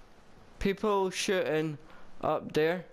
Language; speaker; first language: English; native; English